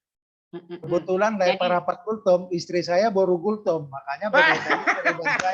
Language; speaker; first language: Indonesian; native; Indonesian